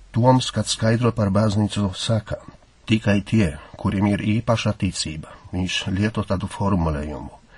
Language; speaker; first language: Latvian; non-native, fluent; Polish